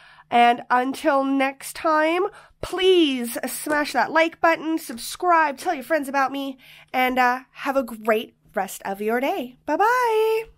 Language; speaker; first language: English; native; English